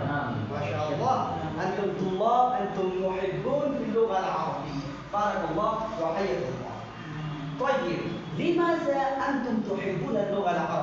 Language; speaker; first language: Arabic; non-native, fluent; Bangla